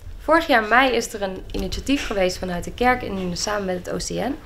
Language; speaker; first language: Dutch; native; Dutch